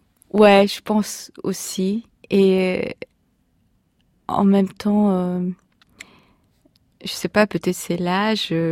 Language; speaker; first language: French; non-native, fluent; Korean